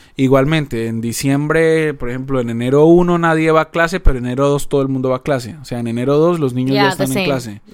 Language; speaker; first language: Spanish; native; Spanish